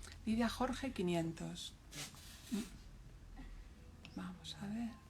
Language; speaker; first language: Spanish; native; Spanish